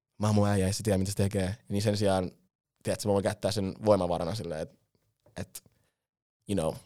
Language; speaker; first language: Finnish; early bilingual, other home language; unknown